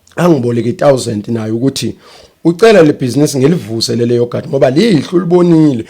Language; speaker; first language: Zulu; native; Zulu